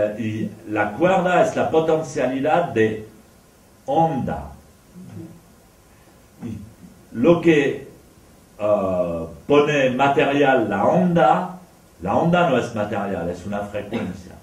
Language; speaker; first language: Spanish; non-native, fluent; French